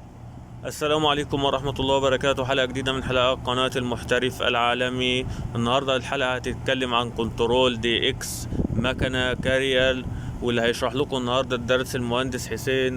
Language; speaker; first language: Arabic; native; Arabic